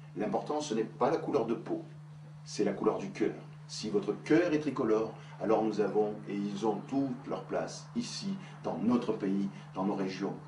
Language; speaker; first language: French; native; French